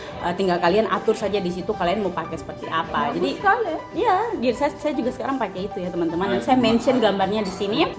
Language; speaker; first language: Indonesian; native; Indonesian